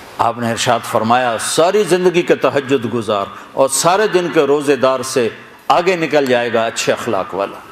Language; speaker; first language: Urdu; non-native, local second language; Punjabi